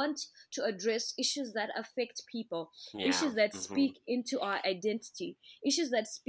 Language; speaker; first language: English; non-native, local second language; Shona